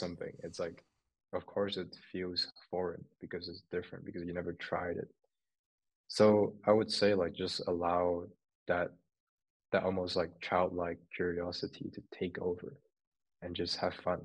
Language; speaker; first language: English; non-native, local second language; Cantonese